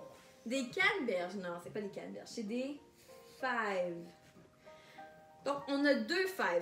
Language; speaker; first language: French; native; French